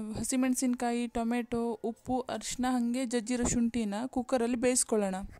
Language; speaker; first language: Kannada; non-native, local second language; Konkani